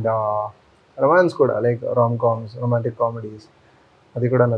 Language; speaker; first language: Telugu; non-native, fluent; Tamil